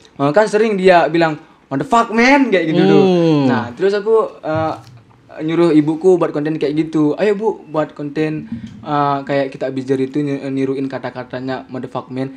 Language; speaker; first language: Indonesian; non-native, local second language; Balinese